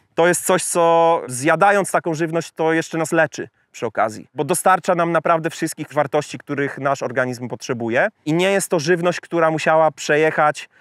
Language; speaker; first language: Polish; native; Polish